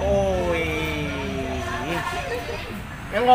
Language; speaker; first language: Indonesian; non-native, fluent; Somali